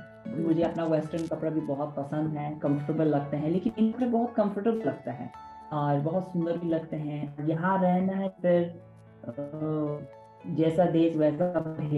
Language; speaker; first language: Hindi; non-native, fluent; English